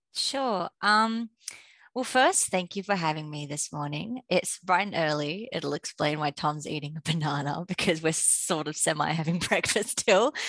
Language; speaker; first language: English; native; English